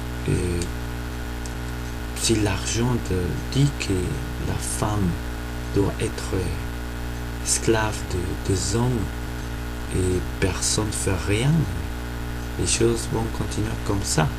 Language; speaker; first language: French; non-native, fluent; Spanish